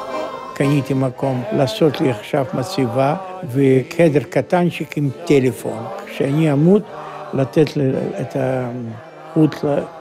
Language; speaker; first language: Hebrew; non-native, fluent; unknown